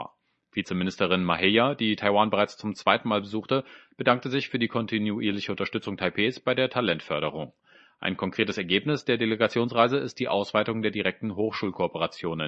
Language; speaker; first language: German; native; German